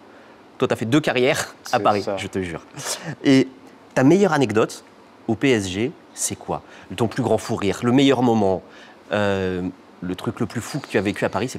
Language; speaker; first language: French; native; French